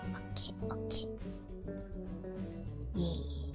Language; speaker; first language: Japanese; non-native, learner; English